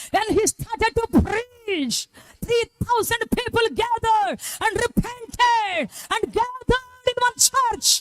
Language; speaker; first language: English; non-native, local second language; Telugu